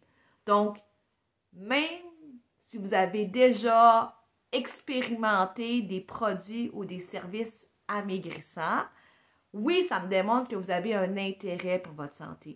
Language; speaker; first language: French; native; French